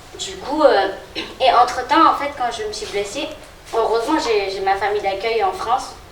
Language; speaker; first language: French; non-native, fluent; Khmer